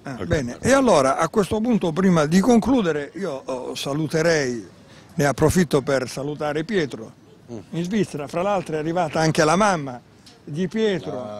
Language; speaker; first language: Italian; native; Italian